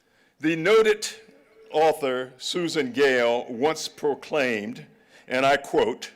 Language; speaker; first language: English; native; English